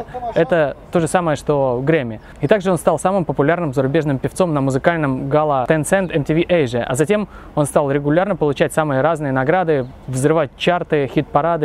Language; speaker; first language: Russian; native; Russian